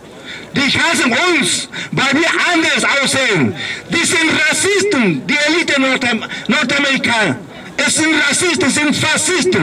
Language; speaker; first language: German; non-native, learner; Spanish